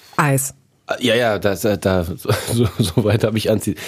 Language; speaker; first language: German; native; German